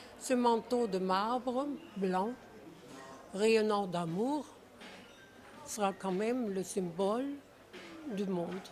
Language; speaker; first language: French; non-native, fluent; Czech